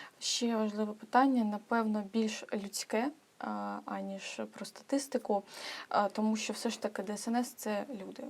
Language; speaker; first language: Ukrainian; native; Ukrainian